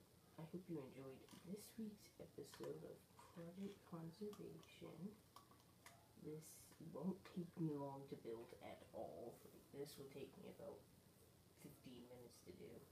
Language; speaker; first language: English; native; English